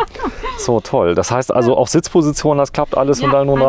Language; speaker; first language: German; native; German